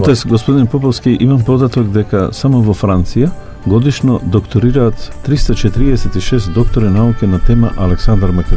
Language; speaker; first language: Macedonian; native; Macedonian